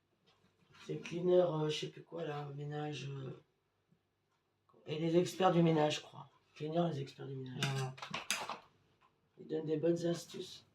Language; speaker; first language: French; native; French